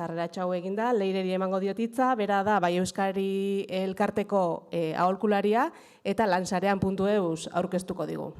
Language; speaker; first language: Basque; native; Basque